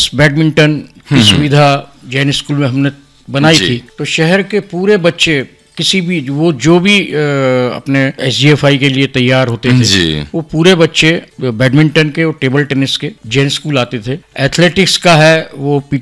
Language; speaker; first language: Hindi; native; Hindi